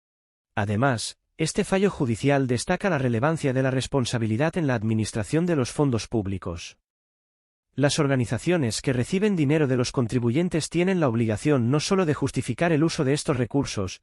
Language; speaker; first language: Spanish; native; Spanish